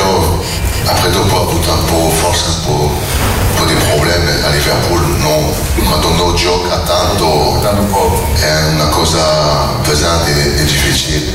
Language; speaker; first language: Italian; non-native, learner; French